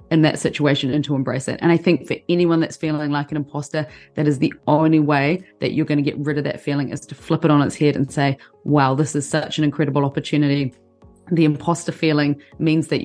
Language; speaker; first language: English; native; English